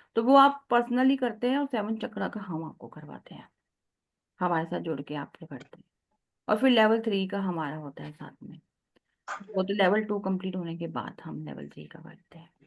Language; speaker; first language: Hindi; native; Hindi